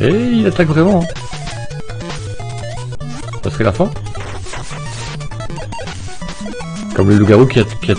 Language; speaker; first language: French; native; French